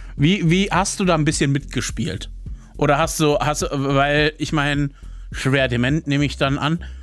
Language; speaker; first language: German; native; German